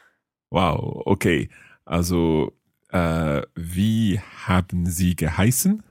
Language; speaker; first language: German; non-native, learner; English